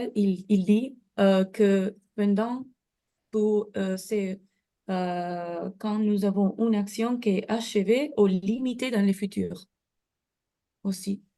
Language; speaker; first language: French; non-native, learner; Italian